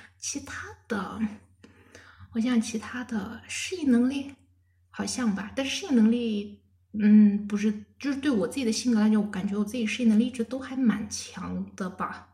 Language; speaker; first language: Chinese; non-native, local second language; Kazakh